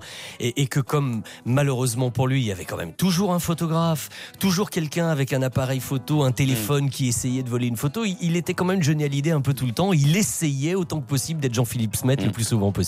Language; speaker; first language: French; native; French